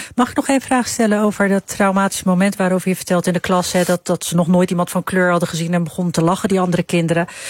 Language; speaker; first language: Dutch; native; Dutch